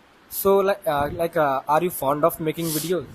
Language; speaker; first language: English; non-native, fluent; Hindi